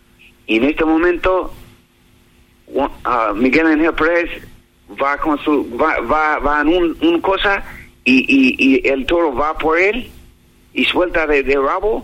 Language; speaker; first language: Spanish; non-native, learner; English